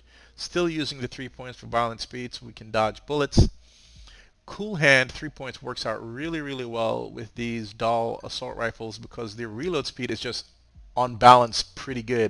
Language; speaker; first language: English; native; English